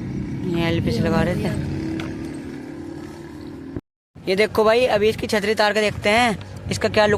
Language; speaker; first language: Hindi; native; Hindi